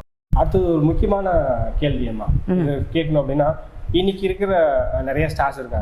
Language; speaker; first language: Tamil; native; Tamil